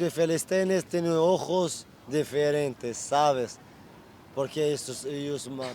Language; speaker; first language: Spanish; non-native, learner; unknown